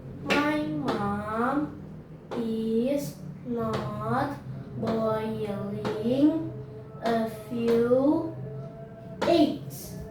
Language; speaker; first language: English; non-native, learner; Indonesian